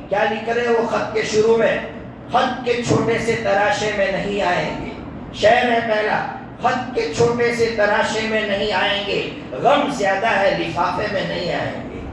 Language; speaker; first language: Urdu; non-native, local second language; Gujarati